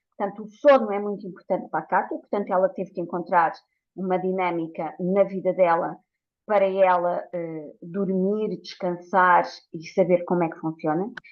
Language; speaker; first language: Portuguese; native; Portuguese